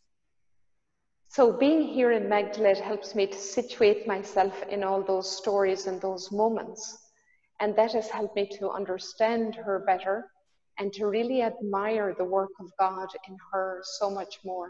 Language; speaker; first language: English; native; English